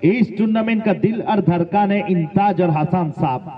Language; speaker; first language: Hindi; non-native, local second language; Bangla